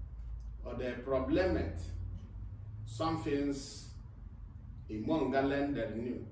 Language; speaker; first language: Swedish; non-native, fluent; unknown